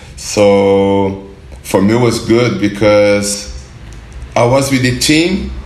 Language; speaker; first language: English; non-native, learner; Portuguese